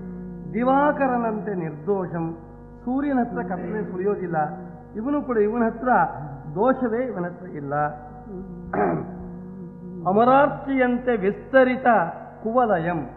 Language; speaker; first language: Kannada; native; Kannada